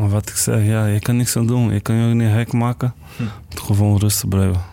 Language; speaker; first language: Dutch; non-native, learner; Portuguese